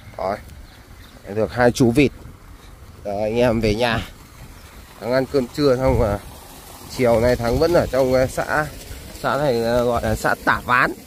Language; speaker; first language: Vietnamese; native; Vietnamese